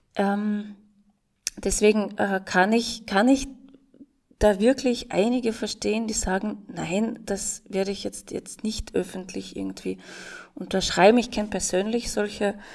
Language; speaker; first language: German; non-native, fluent; Russian